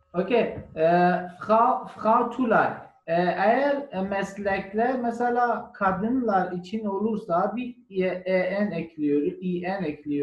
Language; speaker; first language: Turkish; non-native, learner; German